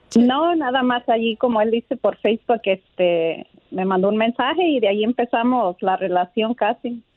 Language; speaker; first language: Spanish; native; Spanish